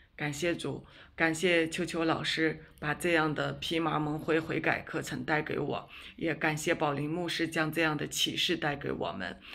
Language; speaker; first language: Chinese; native; Chinese